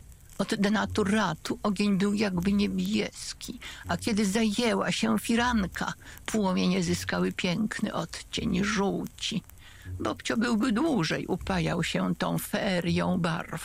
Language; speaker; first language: Polish; native; Polish